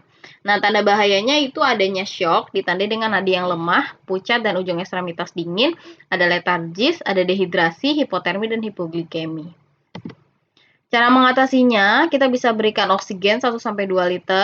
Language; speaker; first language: Indonesian; native; Indonesian